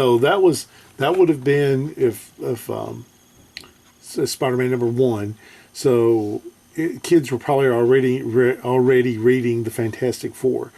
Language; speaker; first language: English; native; English